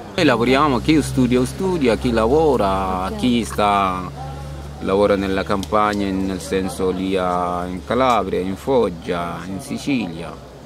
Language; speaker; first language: Italian; non-native, fluent; Arabic